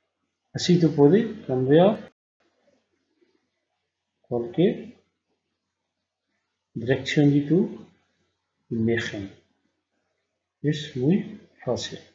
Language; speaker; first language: Spanish; non-native, learner; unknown